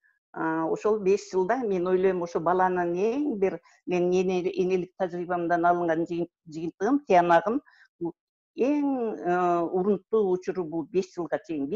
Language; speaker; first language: Kyrgyz; native; Kyrgyz